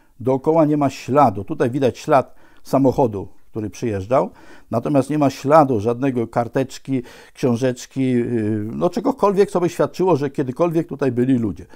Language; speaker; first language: Polish; native; Polish